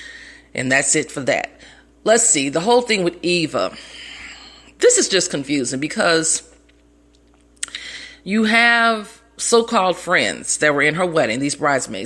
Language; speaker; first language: English; native; English